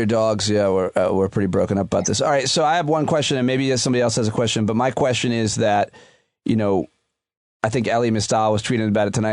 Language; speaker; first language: English; native; English